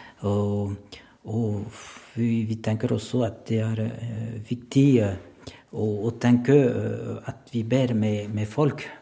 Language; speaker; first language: Norwegian; non-native, learner; French